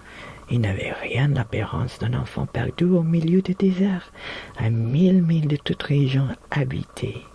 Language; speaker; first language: French; non-native, learner; Filipino